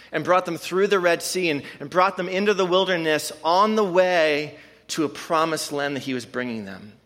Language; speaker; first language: English; native; English